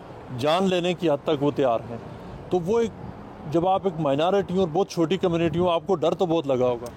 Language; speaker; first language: Urdu; native; Urdu